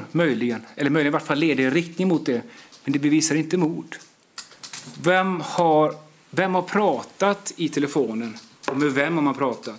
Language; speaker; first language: Swedish; native; Swedish